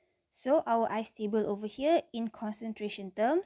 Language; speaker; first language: English; non-native, local second language; Malay